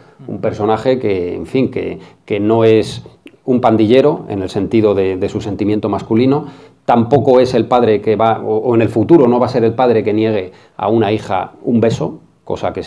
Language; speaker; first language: Spanish; native; Spanish